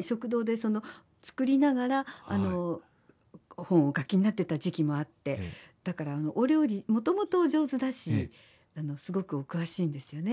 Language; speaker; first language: Japanese; native; Japanese